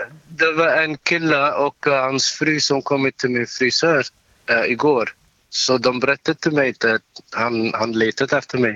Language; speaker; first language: Swedish; non-native, learner; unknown